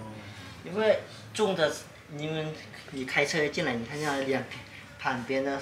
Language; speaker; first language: Chinese; early bilingual, heritage; Chinese